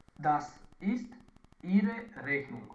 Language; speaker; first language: German; non-native, learner; Romanian